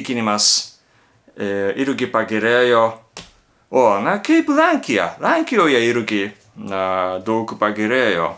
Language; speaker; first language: Lithuanian; non-native, learner; Japanese